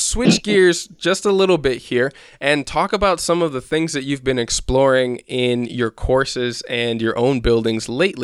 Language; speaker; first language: English; native; English